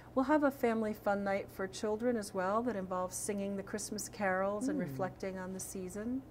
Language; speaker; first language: English; native; English